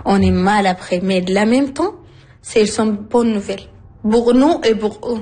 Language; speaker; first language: French; non-native, learner; Arabic